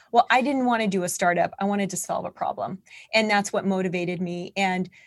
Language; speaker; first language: English; native; English